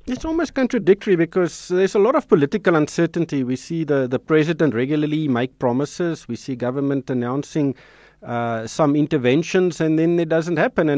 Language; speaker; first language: English; non-native, local second language; Afrikaans